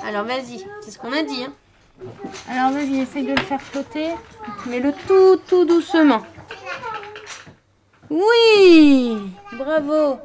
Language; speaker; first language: French; native; French